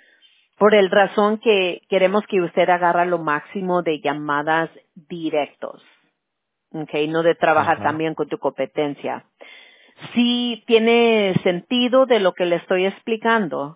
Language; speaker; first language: Spanish; early bilingual, heritage; Spanish